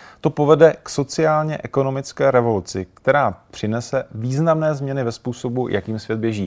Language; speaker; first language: Czech; native; Czech